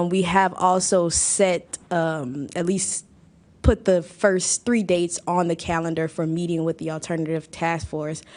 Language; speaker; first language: English; native; English